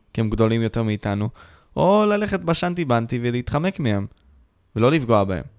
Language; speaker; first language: Hebrew; native; Hebrew